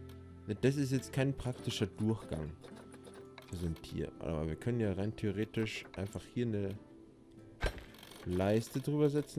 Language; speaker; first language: German; native; German